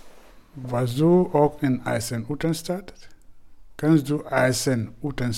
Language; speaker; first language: German; non-native, learner; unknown